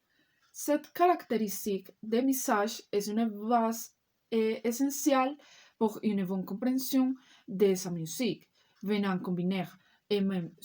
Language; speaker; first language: French; non-native, learner; Spanish